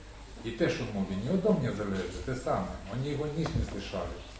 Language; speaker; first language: Polish; non-native, learner; Russian